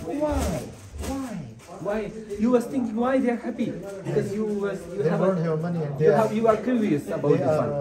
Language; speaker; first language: English; non-native, learner; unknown